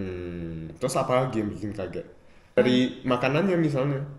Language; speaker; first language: Indonesian; native; Indonesian